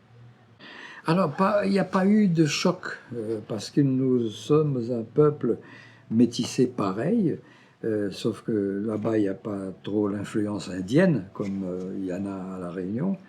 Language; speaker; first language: French; non-native, fluent; Portuguese